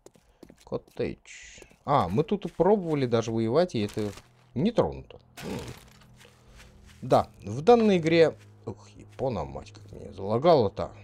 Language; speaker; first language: Russian; native; Russian